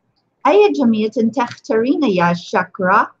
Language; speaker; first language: Arabic; non-native, fluent; English